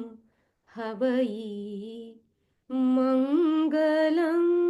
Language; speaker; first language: Hindi; native; Hindi